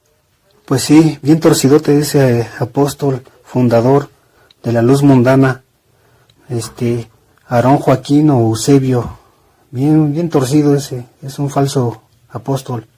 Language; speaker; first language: Spanish; native; Spanish